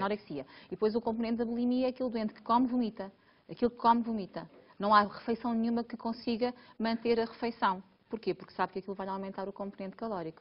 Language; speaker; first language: Portuguese; native; Portuguese